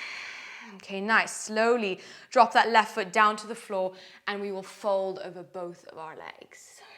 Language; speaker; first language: English; native; English